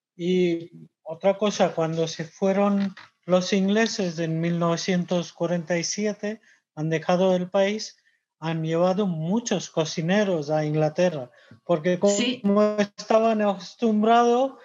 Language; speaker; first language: Spanish; non-native, fluent; Bangla